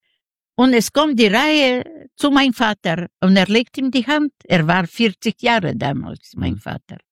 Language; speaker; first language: German; non-native, learner; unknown